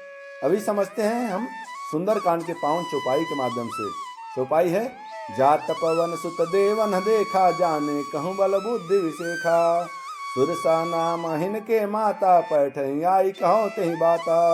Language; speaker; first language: Hindi; native; Hindi